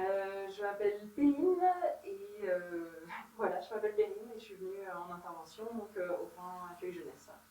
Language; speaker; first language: French; native; French